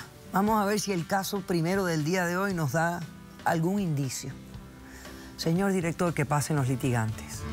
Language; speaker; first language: Spanish; native; Spanish